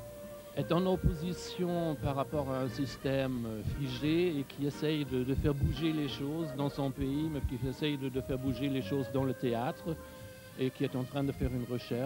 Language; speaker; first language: French; non-native, fluent; German